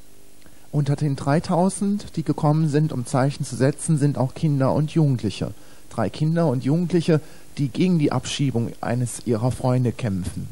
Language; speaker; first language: German; native; German